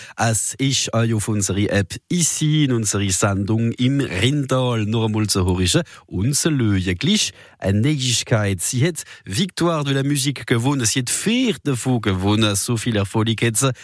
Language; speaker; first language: German; non-native, local second language; Swiss German